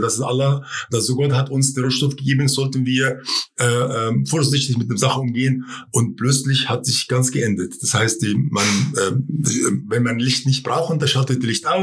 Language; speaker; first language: German; non-native, fluent; Arabic